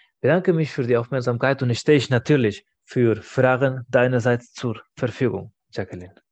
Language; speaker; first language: German; non-native, fluent; Spanish